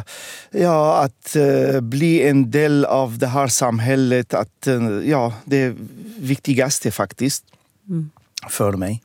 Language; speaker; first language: Swedish; non-native, fluent; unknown